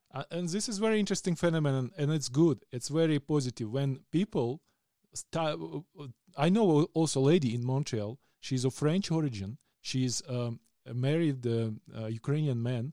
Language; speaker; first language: English; non-native, fluent; Ukrainian